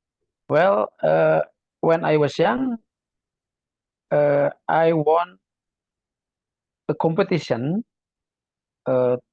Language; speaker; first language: English; non-native, learner; Indonesian